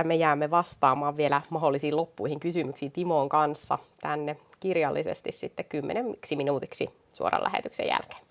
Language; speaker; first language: Finnish; native; Finnish